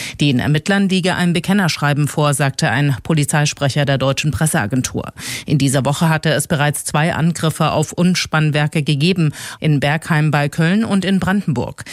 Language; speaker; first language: German; native; German